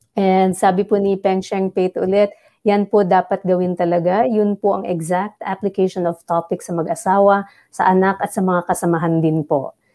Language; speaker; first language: Filipino; non-native, local second language; Bikol